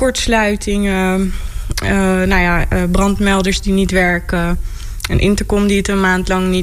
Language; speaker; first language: Dutch; native; Dutch